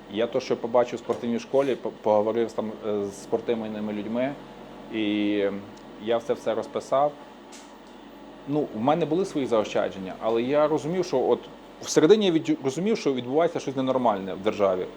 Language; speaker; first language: Ukrainian; native; Ukrainian